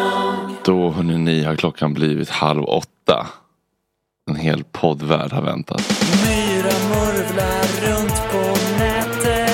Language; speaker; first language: Swedish; native; Swedish